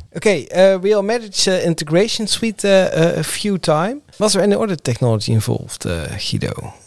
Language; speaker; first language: English; non-native, fluent; Dutch